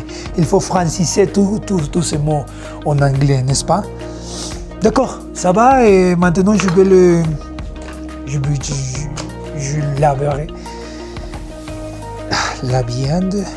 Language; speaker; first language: French; non-native, learner; Spanish